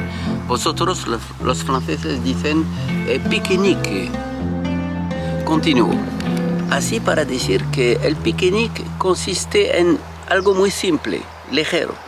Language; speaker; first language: Spanish; non-native, learner; French